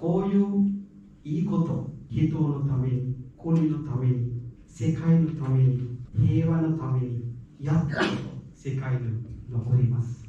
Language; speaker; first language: Japanese; non-native, learner; Sinhala